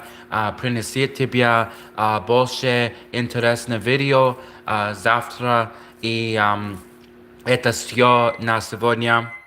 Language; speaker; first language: Russian; non-native, learner; English